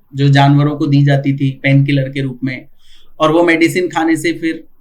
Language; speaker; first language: Hindi; non-native, local second language; Marathi